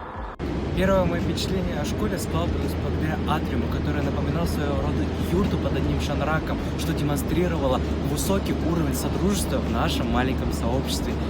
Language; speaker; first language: Russian; native; Russian